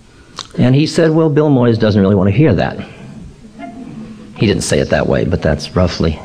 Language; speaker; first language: English; native; English